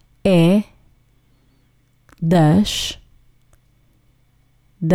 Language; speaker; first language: Portuguese; non-native, fluent; English